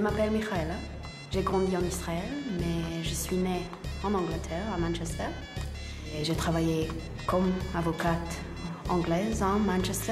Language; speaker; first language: French; non-native, fluent; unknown